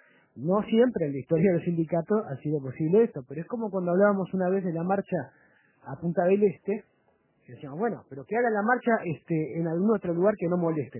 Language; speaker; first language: Spanish; native; Spanish